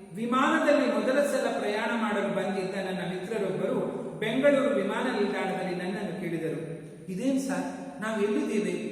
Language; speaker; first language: Kannada; native; Kannada